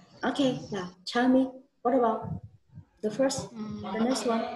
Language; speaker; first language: English; non-native, learner; Vietnamese